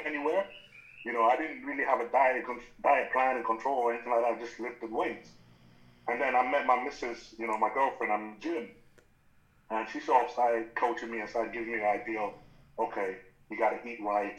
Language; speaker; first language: English; non-native, local second language; Yoruba